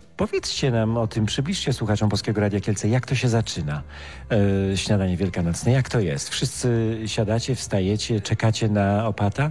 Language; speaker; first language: Polish; native; Polish